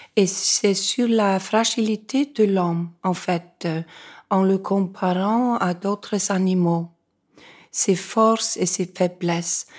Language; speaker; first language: French; non-native, fluent; Icelandic